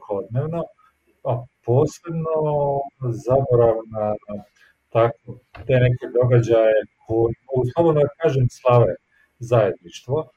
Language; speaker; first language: Serbian; native; Serbian